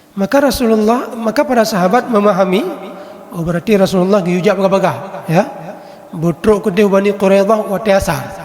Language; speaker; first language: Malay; non-native, local second language; Achinese